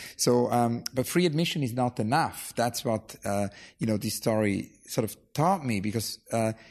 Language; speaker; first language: English; non-native, fluent; German